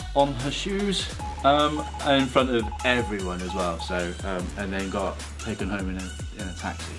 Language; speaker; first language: English; native; English